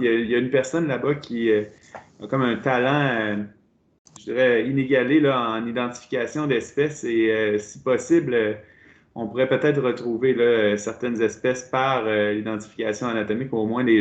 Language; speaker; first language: French; native; French